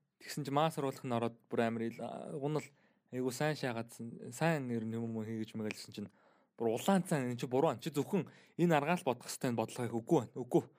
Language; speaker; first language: Mongolian; native; Mongolian